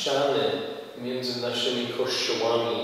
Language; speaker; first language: Polish; non-native, fluent; English